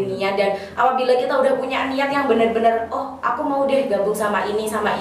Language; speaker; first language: Indonesian; native; Indonesian